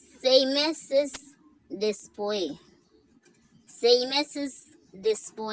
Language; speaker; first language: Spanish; non-native, fluent; Haitian Creole